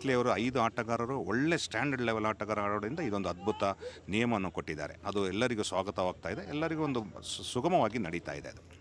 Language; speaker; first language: Kannada; non-native, local second language; Kodava